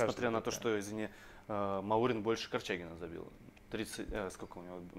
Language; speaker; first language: Russian; native; Russian